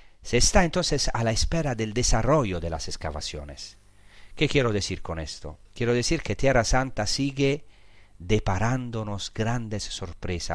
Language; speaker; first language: Spanish; non-native, fluent; Italian